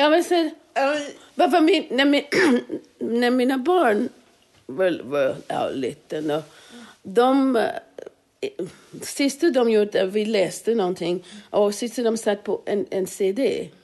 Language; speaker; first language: Swedish; non-native, fluent; English